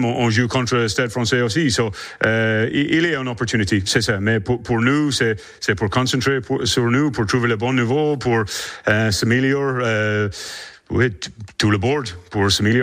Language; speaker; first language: French; non-native, learner; English